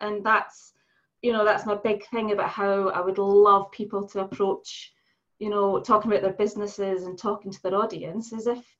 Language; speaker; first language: English; native; English